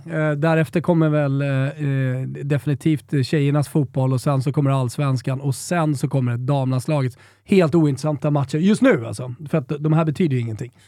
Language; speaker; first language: Swedish; native; Swedish